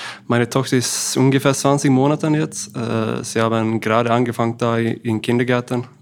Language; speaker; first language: German; non-native, fluent; Swedish